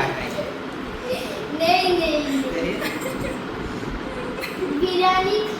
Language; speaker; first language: Hindi; non-native, learner; Bangla